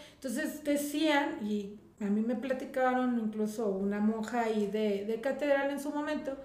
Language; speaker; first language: Spanish; native; Spanish